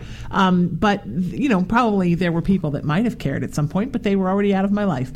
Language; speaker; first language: English; native; English